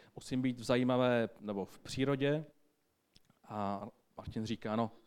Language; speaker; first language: Czech; native; Czech